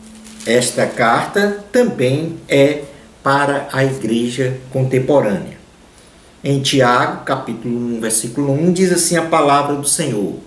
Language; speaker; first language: Portuguese; native; Portuguese